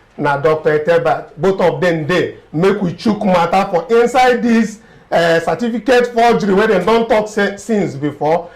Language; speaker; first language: Nigerian Pidgin; native; Nigerian Pidgin